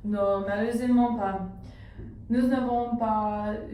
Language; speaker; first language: French; non-native, learner; English